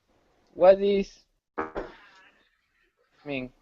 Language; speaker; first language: English; non-native, learner; Spanish